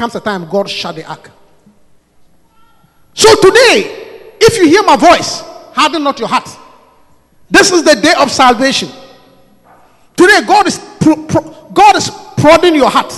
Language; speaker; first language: English; non-native, local second language; Akan